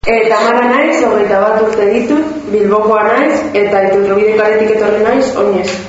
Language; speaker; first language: Basque; non-native, local second language; Spanish